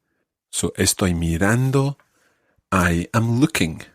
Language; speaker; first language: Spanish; non-native, fluent; English